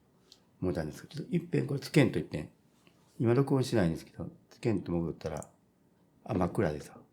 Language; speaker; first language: Japanese; native; Japanese